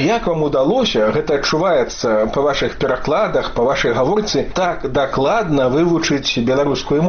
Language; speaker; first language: Belarusian; native; Belarusian